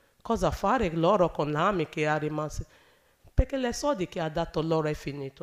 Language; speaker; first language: Italian; non-native, learner; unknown